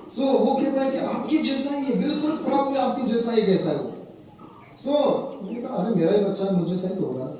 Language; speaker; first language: Hindi; non-native, local second language; Nepali